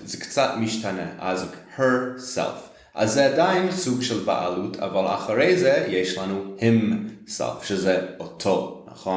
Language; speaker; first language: Hebrew; non-native, fluent; English